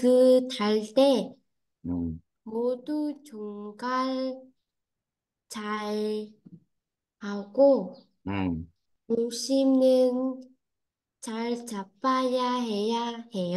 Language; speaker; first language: Korean; non-native, learner; Vietnamese